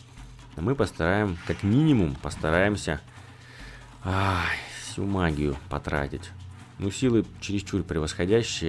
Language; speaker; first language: Russian; native; Russian